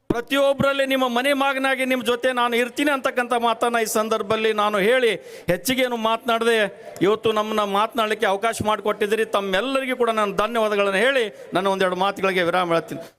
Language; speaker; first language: Kannada; native; Kannada